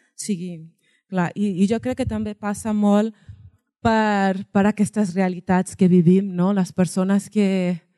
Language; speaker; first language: Catalan; non-native, fluent; Portuguese